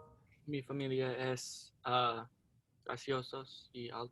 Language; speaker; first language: Spanish; non-native, learner; English